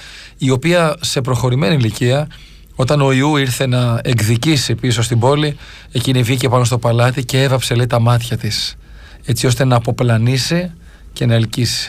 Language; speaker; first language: Greek; native; Greek